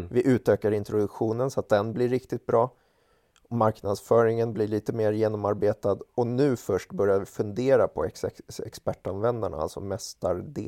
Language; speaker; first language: Swedish; native; Swedish